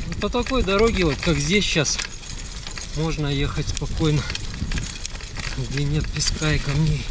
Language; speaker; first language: Russian; native; Russian